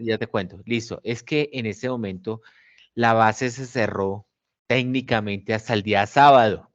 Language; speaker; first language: Spanish; native; Spanish